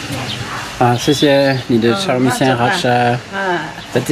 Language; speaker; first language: Chinese; non-native, learner; French